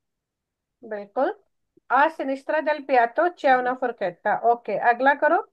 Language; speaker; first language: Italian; non-native, fluent; Hindi